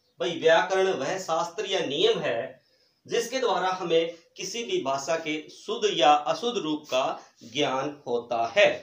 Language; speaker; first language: Hindi; native; Hindi